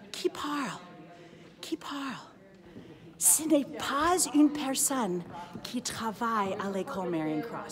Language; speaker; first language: French; non-native, fluent; English